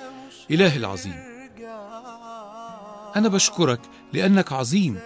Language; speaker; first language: Arabic; native; Arabic